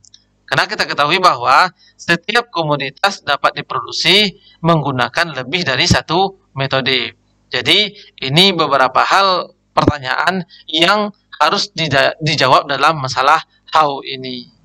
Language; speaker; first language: Indonesian; native; Indonesian